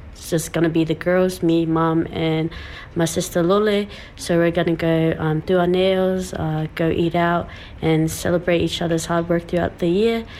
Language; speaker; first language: English; early bilingual, other home language; Samoan